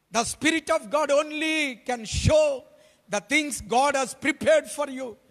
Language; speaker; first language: English; non-native, local second language; Telugu